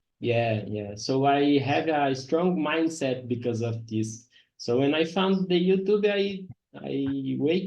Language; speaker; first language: English; non-native, learner; Portuguese